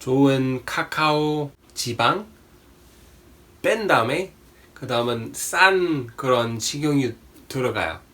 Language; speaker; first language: Korean; non-native, fluent; English